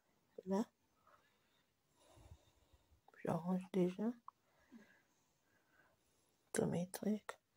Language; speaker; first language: French; non-native, local second language; Lingala